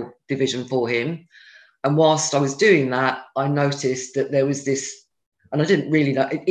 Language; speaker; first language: English; native; English